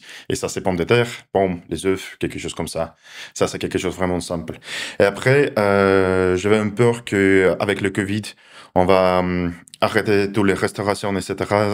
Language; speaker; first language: French; non-native, fluent; Russian